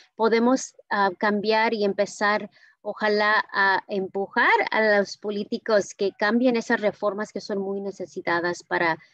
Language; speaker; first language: Spanish; early bilingual, heritage; Spanish